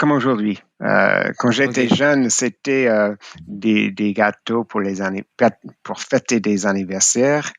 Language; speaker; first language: French; non-native, fluent; English